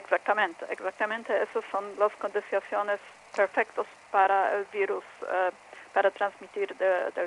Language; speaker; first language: Spanish; non-native, fluent; Polish